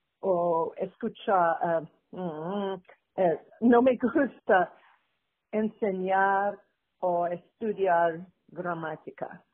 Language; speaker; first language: Spanish; non-native, learner; English